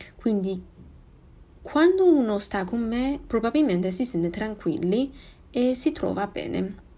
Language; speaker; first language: Italian; non-native, fluent; Chinese